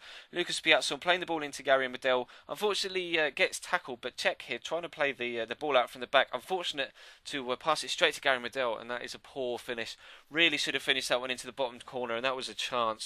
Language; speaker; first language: English; native; English